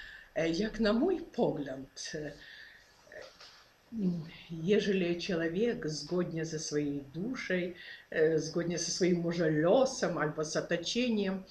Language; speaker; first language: Polish; non-native, fluent; Ukrainian